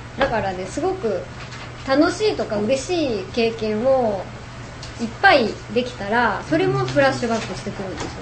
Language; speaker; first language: Japanese; native; Japanese